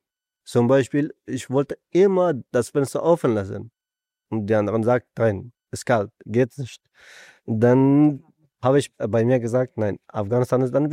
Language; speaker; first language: German; non-native, learner; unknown